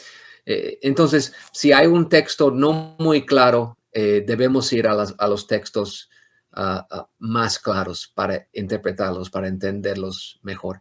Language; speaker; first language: Spanish; non-native, fluent; English